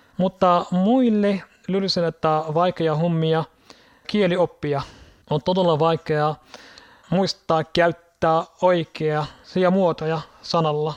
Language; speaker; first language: Finnish; non-native, learner; Arabic